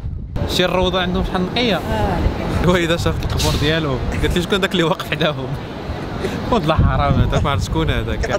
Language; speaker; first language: Arabic; native; Arabic